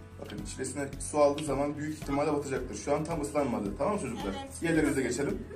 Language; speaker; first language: Turkish; native; Turkish